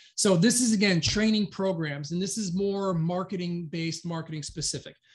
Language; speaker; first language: English; native; English